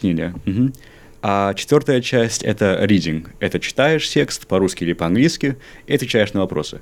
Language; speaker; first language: Russian; early bilingual, heritage; Russian